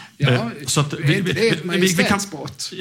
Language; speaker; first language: Swedish; native; Swedish